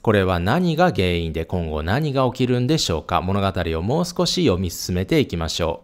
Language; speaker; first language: Japanese; native; Japanese